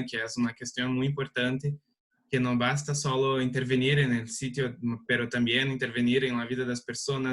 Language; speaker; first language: Spanish; non-native, learner; Portuguese